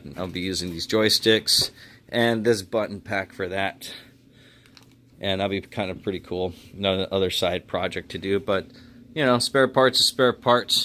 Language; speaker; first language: English; native; English